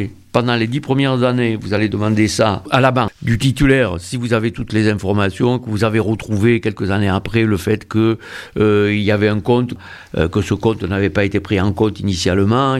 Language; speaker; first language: French; native; French